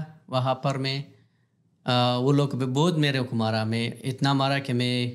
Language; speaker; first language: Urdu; non-native, learner; Pashto